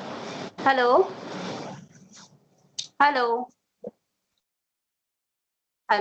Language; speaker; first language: English; non-native, learner; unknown